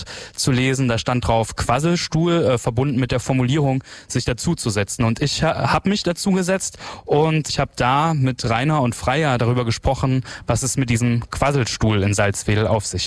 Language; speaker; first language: German; native; German